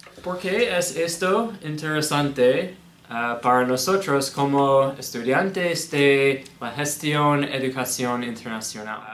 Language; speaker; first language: Spanish; non-native, learner; English